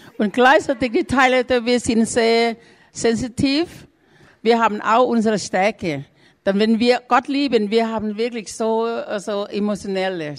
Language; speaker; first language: German; non-native, learner; Thai